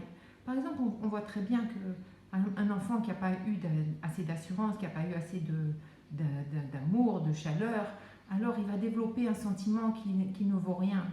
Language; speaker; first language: French; native; French